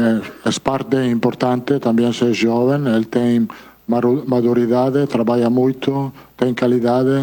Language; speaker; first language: Portuguese; non-native, fluent; Italian